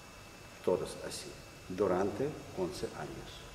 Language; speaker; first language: Spanish; non-native, learner; Russian